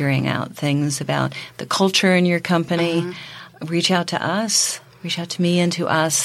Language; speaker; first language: English; native; English